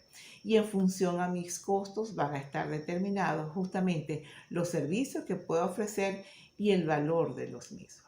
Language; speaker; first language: Spanish; native; Spanish